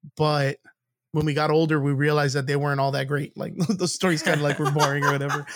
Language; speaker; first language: English; native; English